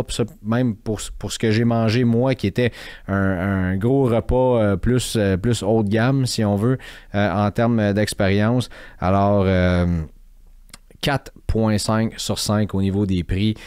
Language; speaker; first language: French; native; French